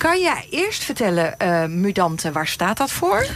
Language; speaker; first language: Dutch; native; Dutch